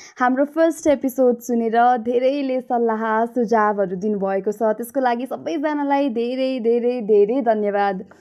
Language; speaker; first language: Nepali; native; Nepali